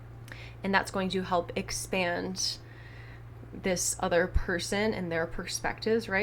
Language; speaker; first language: English; native; English